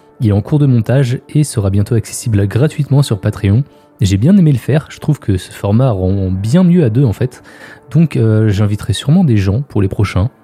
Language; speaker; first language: French; native; French